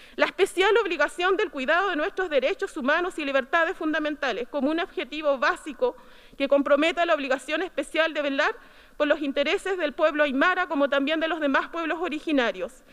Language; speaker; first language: Spanish; native; Spanish